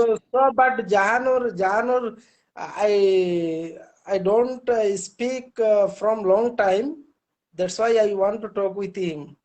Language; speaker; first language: English; non-native, learner; Bangla